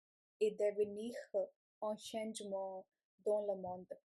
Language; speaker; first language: French; non-native, learner; Punjabi